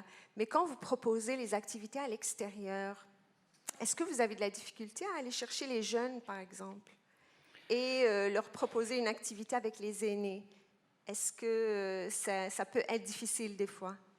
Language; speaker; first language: French; non-native, local second language; Arabic